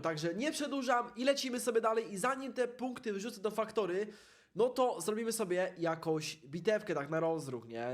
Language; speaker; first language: Polish; native; Polish